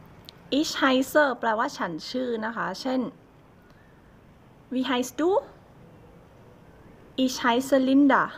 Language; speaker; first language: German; non-native, learner; Thai